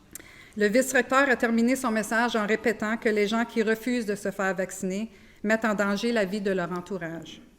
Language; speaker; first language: French; native; French